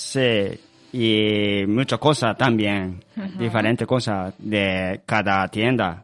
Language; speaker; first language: Spanish; non-native, learner; Japanese